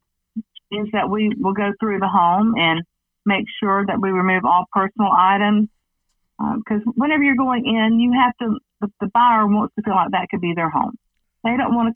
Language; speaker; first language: English; native; English